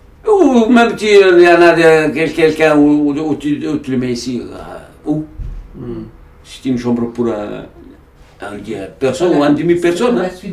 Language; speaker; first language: French; non-native, learner; Arabic